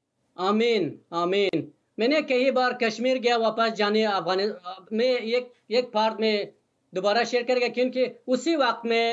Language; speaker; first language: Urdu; non-native, learner; Persian